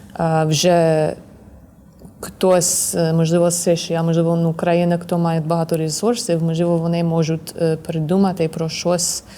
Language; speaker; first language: Ukrainian; non-native, learner; English